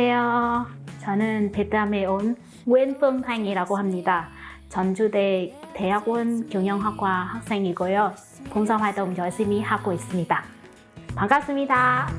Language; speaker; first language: Korean; non-native, fluent; Vietnamese